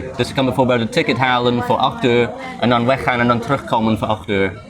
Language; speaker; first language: Dutch; non-native, learner; English